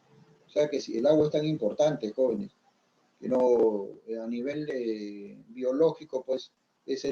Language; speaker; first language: Spanish; native; Spanish